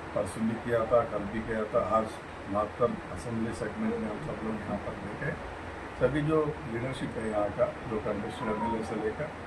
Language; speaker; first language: Hindi; non-native, local second language; Telugu